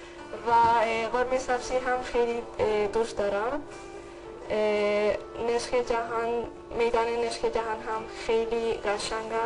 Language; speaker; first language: Persian; non-native, learner; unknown